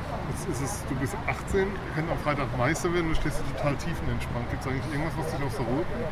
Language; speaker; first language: German; native; German